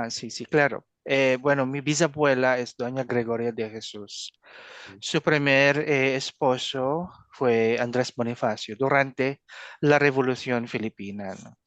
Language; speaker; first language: Spanish; non-native, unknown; Filipino